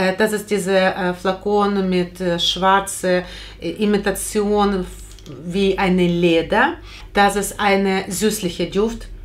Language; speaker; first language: German; non-native, fluent; Russian